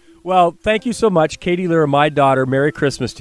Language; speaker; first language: English; native; English